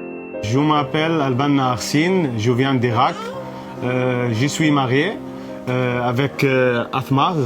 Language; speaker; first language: French; non-native, learner; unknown